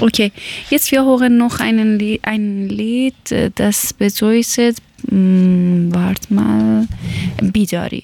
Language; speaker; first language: German; non-native, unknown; Persian